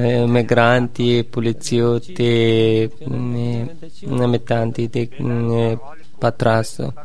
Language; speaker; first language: Italian; non-native, learner; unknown